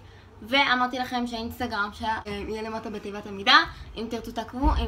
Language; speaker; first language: Hebrew; native; Hebrew